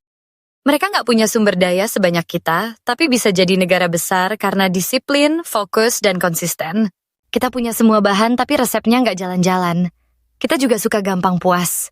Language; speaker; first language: Indonesian; native; Indonesian